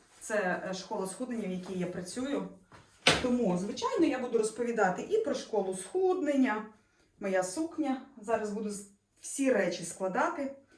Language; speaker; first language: Ukrainian; non-native, local second language; Russian